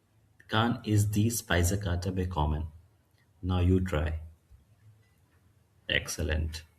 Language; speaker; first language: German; non-native, fluent; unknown